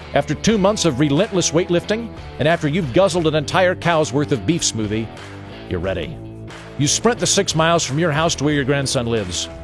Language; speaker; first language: English; native; English